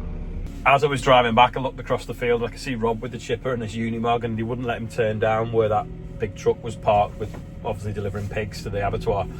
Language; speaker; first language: English; native; English